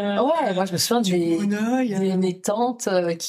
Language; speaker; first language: French; native; French